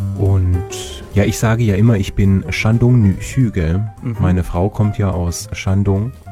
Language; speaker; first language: German; native; German